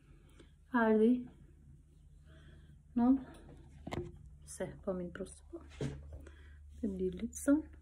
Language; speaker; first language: Norwegian; non-native, learner; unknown